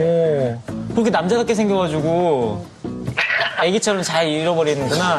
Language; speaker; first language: Korean; native; Korean